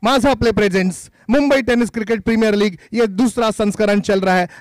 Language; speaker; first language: Hindi; non-native, local second language; Marathi